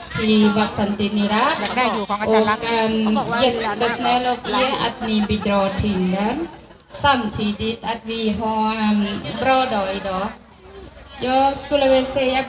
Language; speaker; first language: Swedish; non-native, fluent; Thai